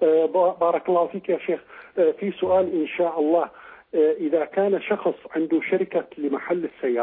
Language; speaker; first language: Arabic; native; Arabic